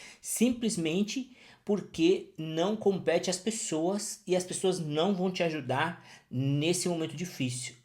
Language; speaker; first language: Portuguese; native; Portuguese